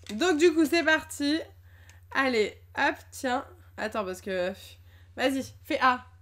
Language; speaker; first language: French; native; French